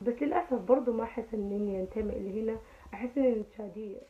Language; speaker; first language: Arabic; native; Arabic